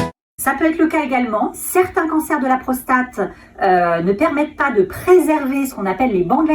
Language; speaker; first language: French; native; French